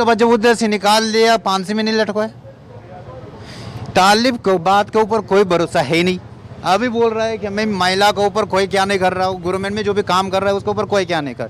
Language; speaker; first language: Hindi; non-native, learner; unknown